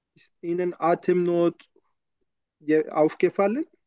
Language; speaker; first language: German; non-native, learner; Turkish